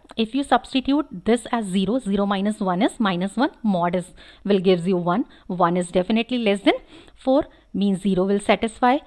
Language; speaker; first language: English; non-native, local second language; Hindi